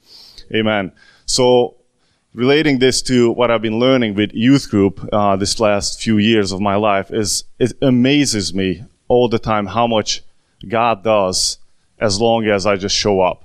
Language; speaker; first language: English; non-native, fluent; Hungarian